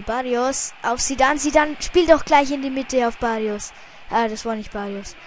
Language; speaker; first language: German; native; German